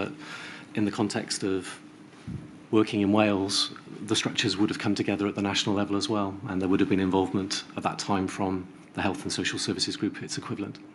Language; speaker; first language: English; native; English